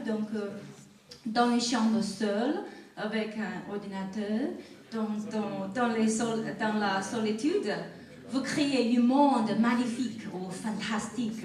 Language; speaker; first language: French; non-native, learner; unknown